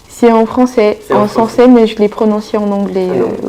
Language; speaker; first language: French; non-native, local second language; Sango